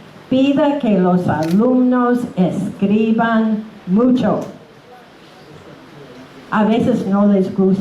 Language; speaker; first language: Spanish; non-native, fluent; English